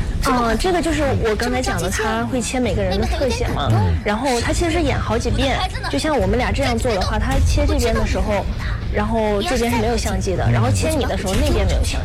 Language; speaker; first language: Chinese; native; Chinese